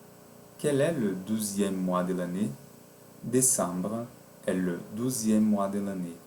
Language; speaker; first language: French; non-native, fluent; Portuguese